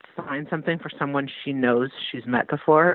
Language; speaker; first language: English; native; English